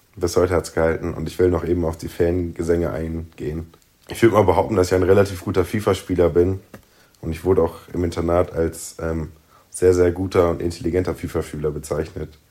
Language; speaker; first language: German; native; German